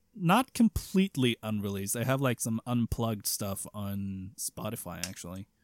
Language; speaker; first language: English; non-native, fluent; Swedish